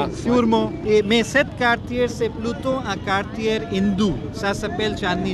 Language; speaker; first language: French; non-native, fluent; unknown